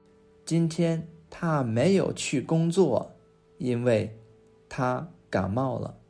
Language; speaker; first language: Chinese; non-native, fluent; English